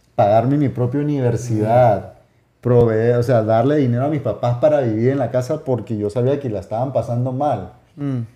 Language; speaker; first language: Spanish; native; Spanish